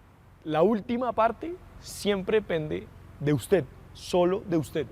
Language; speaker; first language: Spanish; native; Spanish